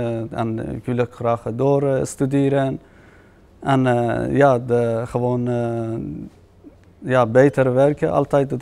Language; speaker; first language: Dutch; non-native, fluent; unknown